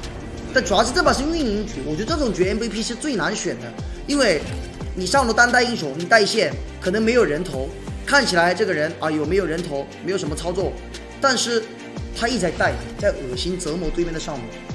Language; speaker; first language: Chinese; native; Chinese